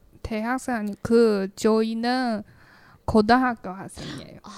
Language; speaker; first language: Korean; non-native, learner; Chinese